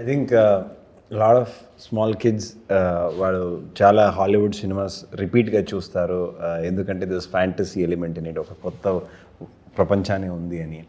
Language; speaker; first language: Telugu; non-native, learner; Kannada